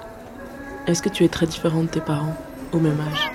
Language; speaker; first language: French; native; French